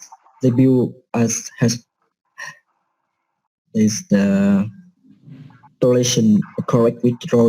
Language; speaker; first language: English; non-native, learner; Vietnamese